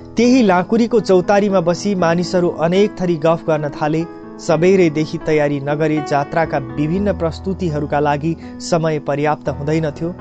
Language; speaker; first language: Nepali; native; Nepali